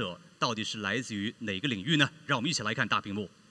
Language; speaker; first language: Chinese; native; Chinese